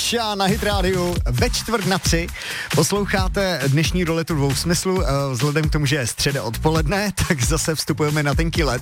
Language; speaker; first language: Czech; native; Czech